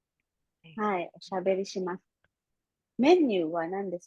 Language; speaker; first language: Japanese; non-native, fluent; Filipino